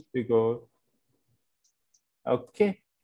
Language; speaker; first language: French; non-native, learner; English